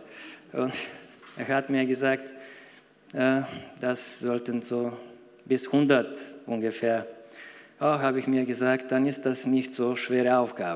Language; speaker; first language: German; non-native, fluent; Bulgarian